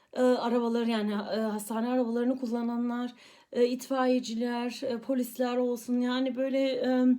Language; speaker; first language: Turkish; early bilingual, heritage; Turkish